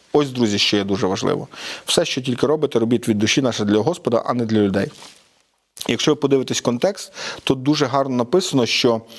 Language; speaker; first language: Ukrainian; native; Ukrainian